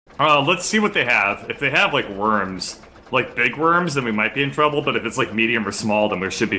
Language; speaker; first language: English; native; English